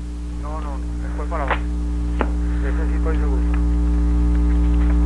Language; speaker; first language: Spanish; native; Spanish